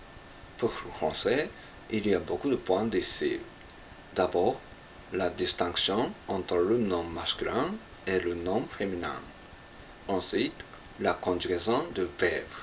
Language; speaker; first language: French; non-native, learner; Japanese